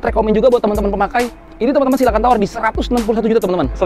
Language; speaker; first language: Indonesian; native; Indonesian